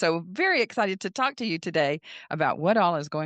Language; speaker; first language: English; native; English